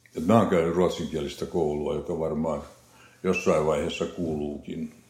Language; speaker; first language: Finnish; non-native, local second language; Swedish